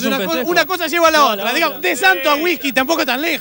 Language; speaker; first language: Spanish; native; Spanish